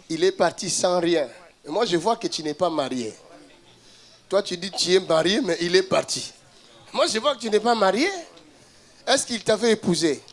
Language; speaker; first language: French; non-native, local second language; Lingala